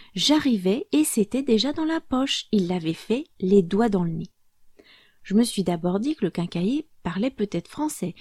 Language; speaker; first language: French; native; French